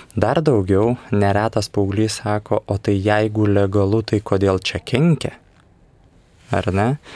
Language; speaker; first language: Lithuanian; native; Lithuanian